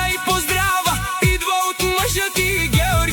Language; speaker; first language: Bulgarian; non-native, local second language; Romany